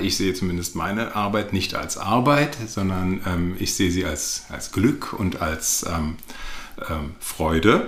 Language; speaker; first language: German; native; German